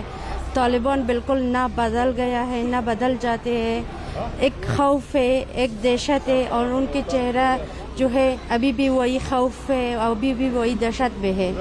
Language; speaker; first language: Hindi; non-native, fluent; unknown